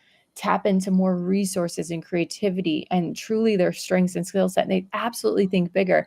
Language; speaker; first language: English; native; English